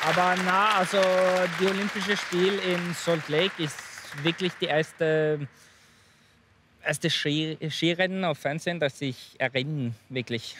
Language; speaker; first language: German; non-native, fluent; Norwegian